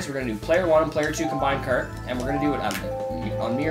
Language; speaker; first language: English; native; English